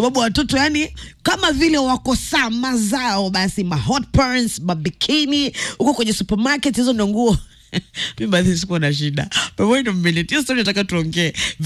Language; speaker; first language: Swahili; native; Swahili